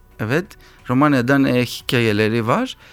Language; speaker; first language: Turkish; non-native, learner; Greek